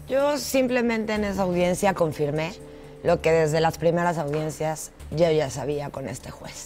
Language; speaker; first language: Spanish; native; Spanish